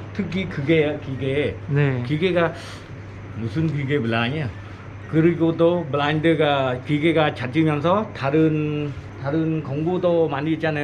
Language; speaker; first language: Korean; non-native, learner; Khmer